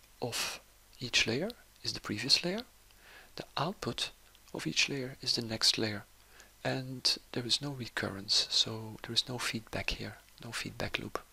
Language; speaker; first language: English; non-native, fluent; Dutch